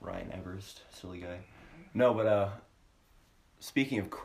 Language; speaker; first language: English; native; English